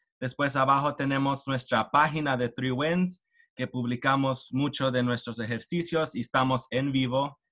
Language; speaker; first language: Spanish; early bilingual, heritage; Spanish